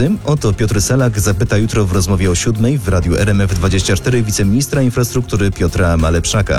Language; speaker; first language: Polish; native; Polish